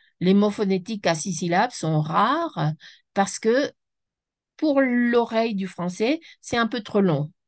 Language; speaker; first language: French; non-native, fluent; Spanish